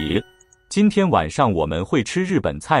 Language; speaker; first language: Chinese; non-native, learner; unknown